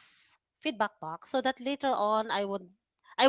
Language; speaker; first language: English; non-native, fluent; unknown